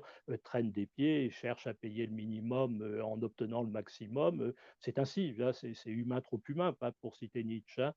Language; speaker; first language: French; native; French